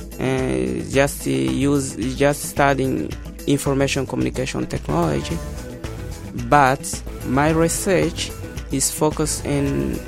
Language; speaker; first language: English; non-native, learner; Portuguese